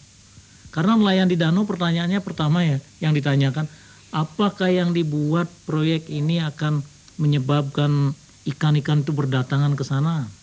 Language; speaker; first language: Indonesian; native; Indonesian